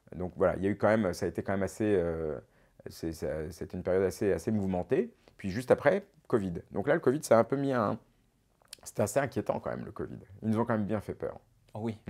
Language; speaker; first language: French; native; French